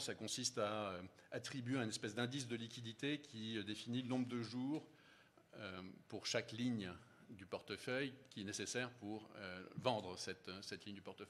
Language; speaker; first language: French; native; French